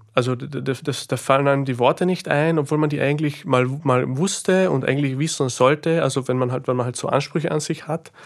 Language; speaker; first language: German; native; German